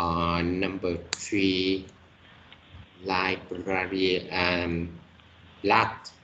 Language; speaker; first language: English; non-native, learner; Vietnamese